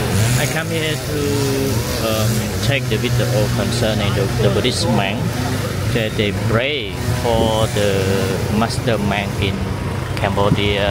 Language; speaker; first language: English; non-native, learner; Khmer